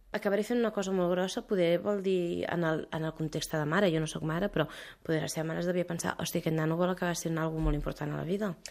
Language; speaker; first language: Catalan; early bilingual, other home language; Arabic